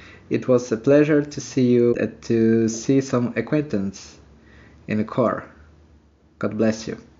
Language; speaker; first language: English; non-native, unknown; Polish